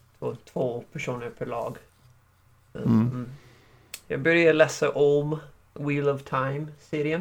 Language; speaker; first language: Swedish; non-native, learner; English